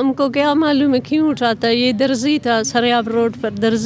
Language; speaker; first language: Hindi; non-native, local second language; Baluchi